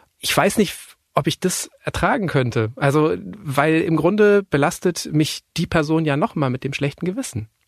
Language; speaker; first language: German; native; German